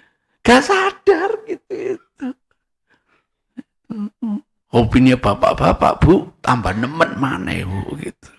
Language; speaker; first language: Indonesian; non-native, local second language; Javanese